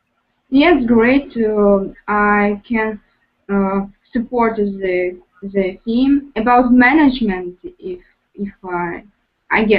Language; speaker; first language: English; non-native, learner; Russian